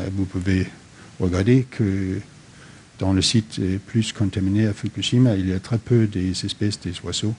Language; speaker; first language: French; non-native, fluent; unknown